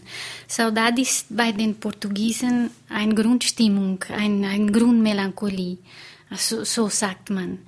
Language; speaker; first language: German; non-native, fluent; Portuguese